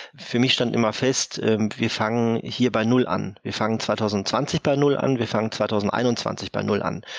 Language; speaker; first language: German; native; German